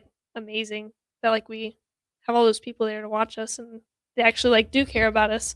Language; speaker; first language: English; native; English